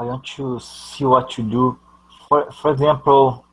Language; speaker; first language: English; non-native, learner; Portuguese